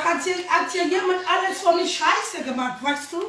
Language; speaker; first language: German; non-native, learner; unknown